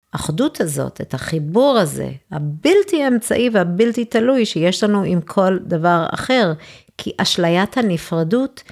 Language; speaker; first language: Hebrew; early bilingual, other home language; English